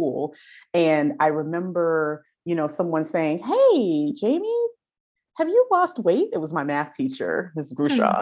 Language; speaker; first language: English; native; English